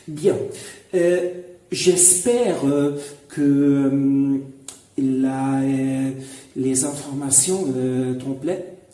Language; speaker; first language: French; non-native, fluent; German